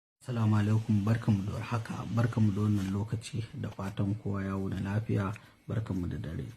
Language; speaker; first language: Hausa; native; Hausa